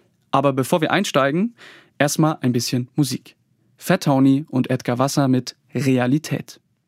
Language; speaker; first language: German; native; German